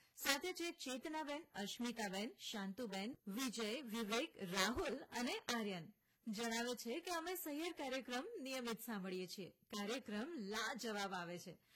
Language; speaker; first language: Gujarati; native; Gujarati